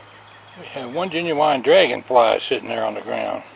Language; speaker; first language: English; native; English